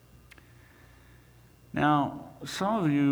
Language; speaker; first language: English; native; English